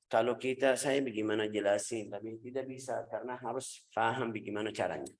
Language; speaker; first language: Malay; non-native, fluent; Arabic